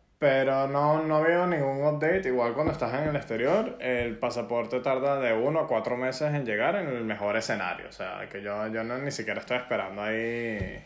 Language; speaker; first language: Spanish; native; Spanish